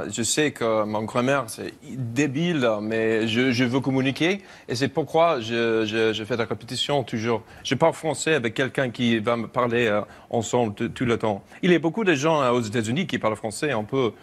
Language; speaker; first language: French; non-native, learner; English